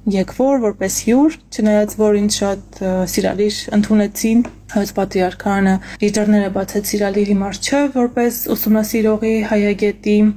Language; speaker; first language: Armenian; native; Armenian